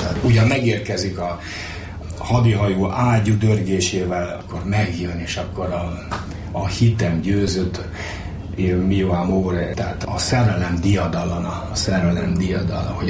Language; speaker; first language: Hungarian; native; Hungarian